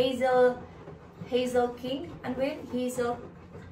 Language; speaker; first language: Filipino; native; Filipino